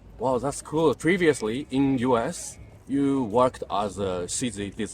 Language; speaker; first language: English; non-native, learner; Japanese